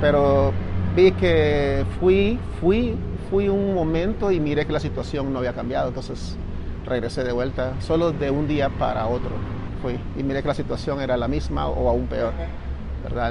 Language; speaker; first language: Spanish; native; Spanish